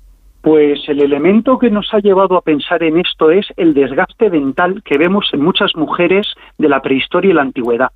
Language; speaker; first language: Spanish; native; Spanish